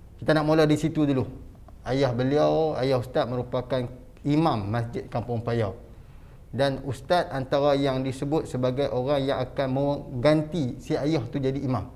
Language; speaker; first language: Malay; native; Malay